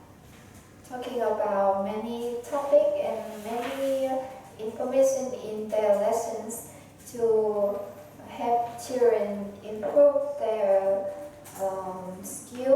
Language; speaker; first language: English; non-native, learner; Vietnamese